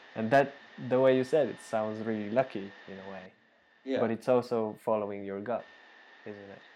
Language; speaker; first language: English; non-native, fluent; Bulgarian